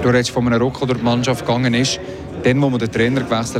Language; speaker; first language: German; native; German